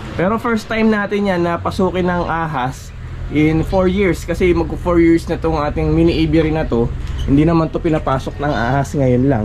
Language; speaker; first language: Filipino; non-native, local second language; Pampanga